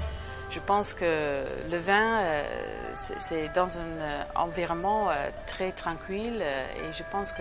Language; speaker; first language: French; non-native, fluent; English